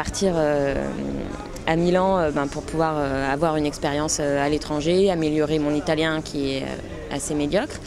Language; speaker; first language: French; native; French